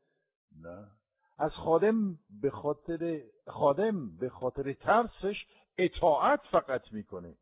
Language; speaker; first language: Persian; non-native, fluent; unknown